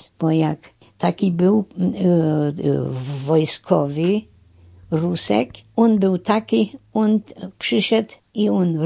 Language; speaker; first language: Polish; non-native, local second language; German